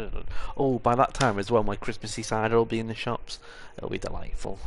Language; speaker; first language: English; native; English